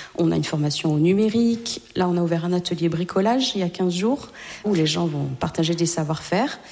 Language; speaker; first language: French; native; French